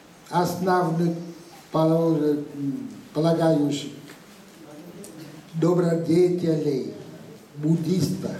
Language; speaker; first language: Russian; non-native, fluent; Vietnamese